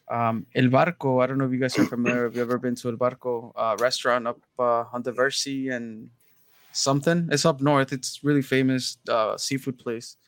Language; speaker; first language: English; early bilingual, other home language; Spanish